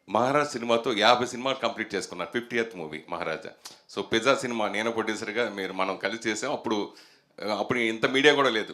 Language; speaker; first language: Telugu; native; Telugu